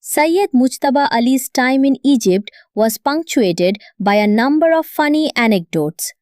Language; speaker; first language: English; non-native, local second language; Bangla